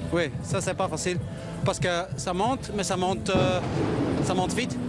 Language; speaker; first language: French; non-native, learner; Dutch